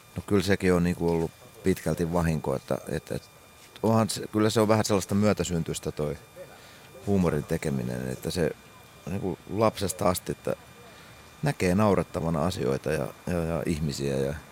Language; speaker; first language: Finnish; native; Finnish